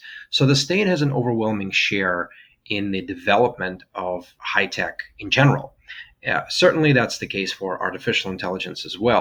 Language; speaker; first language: English; non-native, fluent; Russian